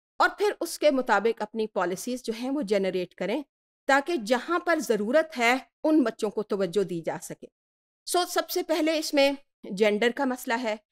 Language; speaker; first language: Urdu; native; Urdu